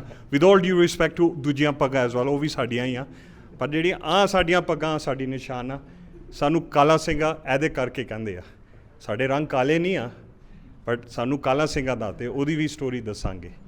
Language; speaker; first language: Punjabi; early bilingual, heritage; Punjabi